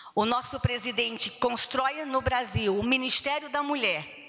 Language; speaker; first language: Portuguese; native; Portuguese